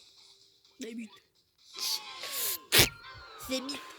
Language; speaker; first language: French; native; French